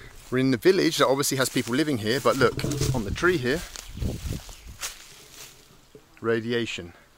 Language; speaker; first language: English; native; English